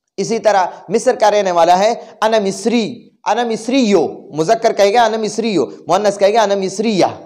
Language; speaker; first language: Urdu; non-native, local second language; Pashto